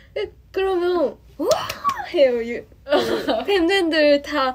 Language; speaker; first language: Korean; non-native, learner; Japanese